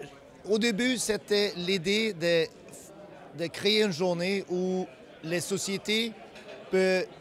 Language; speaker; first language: French; non-native, fluent; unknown